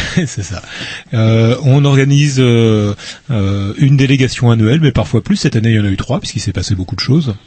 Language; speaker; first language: French; native; French